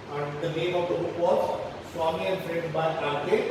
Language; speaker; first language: English; non-native, local second language; Marathi